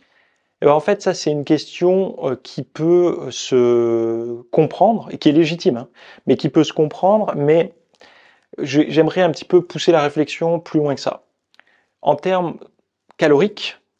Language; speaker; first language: French; native; French